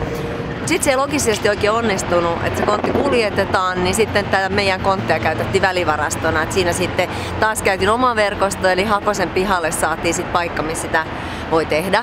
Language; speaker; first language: Finnish; native; Finnish